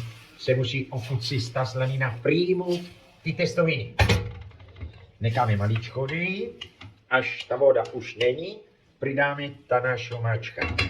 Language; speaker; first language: Czech; non-native, learner; Italian